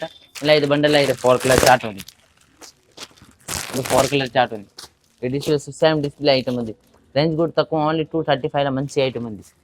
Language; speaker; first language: Telugu; non-native, local second language; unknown